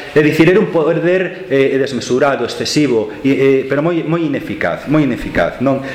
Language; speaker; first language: Galician; non-native, local second language; Spanish